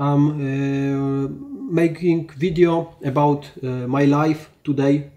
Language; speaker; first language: English; non-native, learner; Polish